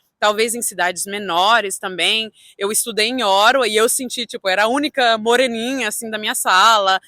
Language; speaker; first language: Portuguese; early bilingual, heritage; Portuguese